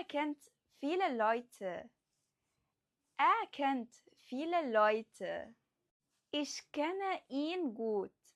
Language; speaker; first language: German; non-native, fluent; Arabic